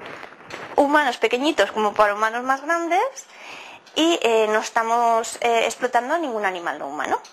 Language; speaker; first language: Spanish; native; Spanish